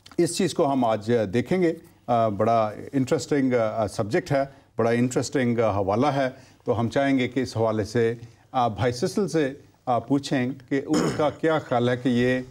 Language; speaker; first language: Urdu; non-native, local second language; Punjabi